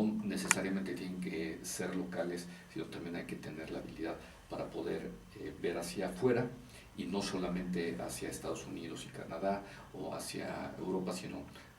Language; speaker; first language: Spanish; native; Spanish